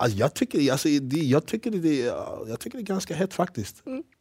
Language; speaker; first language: Swedish; early bilingual, other home language; English